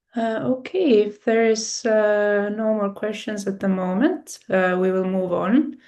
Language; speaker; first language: English; non-native, fluent; Estonian